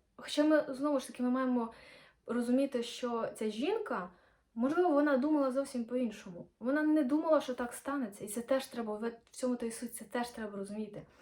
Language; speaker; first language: Ukrainian; non-native, local second language; Russian